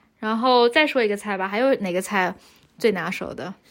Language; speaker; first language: Chinese; native; Chinese